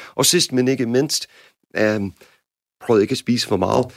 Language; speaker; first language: Danish; non-native, fluent; English